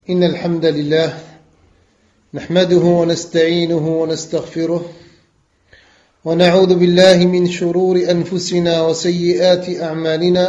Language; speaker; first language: Arabic; non-native, fluent; French